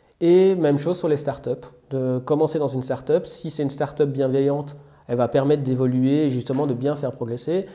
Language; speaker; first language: French; native; French